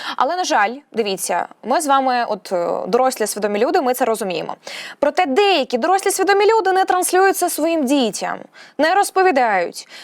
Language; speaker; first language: Ukrainian; native; Ukrainian